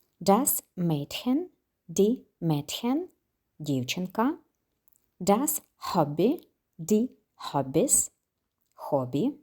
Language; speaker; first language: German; non-native, fluent; Ukrainian